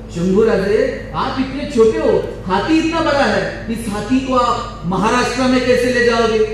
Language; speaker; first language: Hindi; non-native, local second language; Marathi